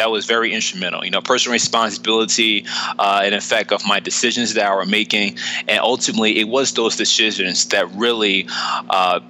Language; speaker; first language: English; native; English